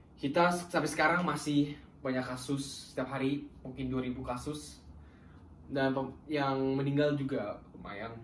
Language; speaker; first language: Indonesian; early bilingual, other home language; German